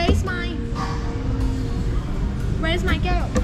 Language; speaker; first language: English; non-native, learner; Thai